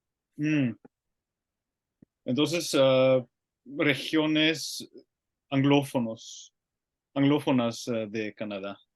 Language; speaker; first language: Spanish; non-native, learner; Finnish